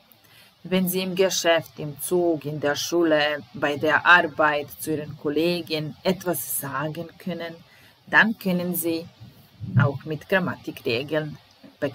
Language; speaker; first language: German; non-native, fluent; Serbian